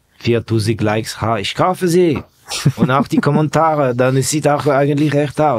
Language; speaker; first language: German; non-native, fluent; Estonian